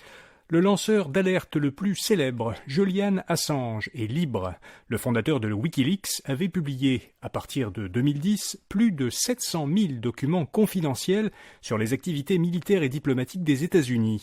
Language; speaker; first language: French; native; French